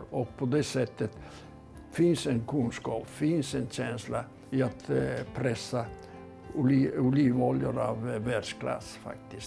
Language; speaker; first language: Swedish; non-native, fluent; Italian